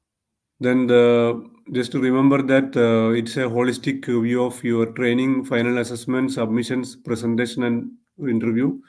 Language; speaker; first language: English; non-native, local second language; Malayalam